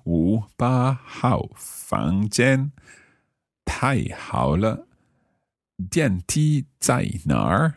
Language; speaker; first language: Chinese; non-native, learner; English